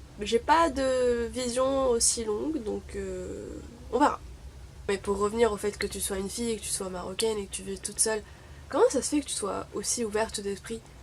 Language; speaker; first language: French; non-native, local second language; Arabic